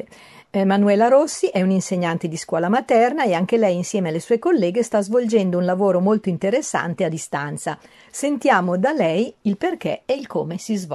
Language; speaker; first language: Italian; native; Italian